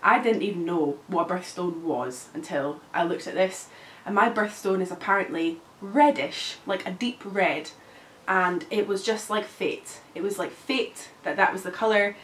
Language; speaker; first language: English; native; English